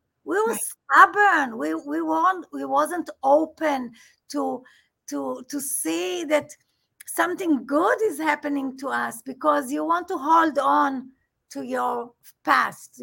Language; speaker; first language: English; non-native, fluent; Hebrew